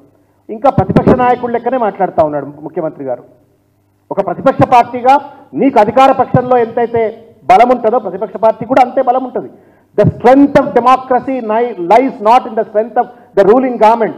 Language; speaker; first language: Telugu; native; Telugu